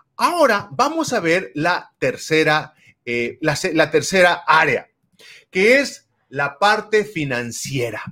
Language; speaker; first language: Spanish; native; Spanish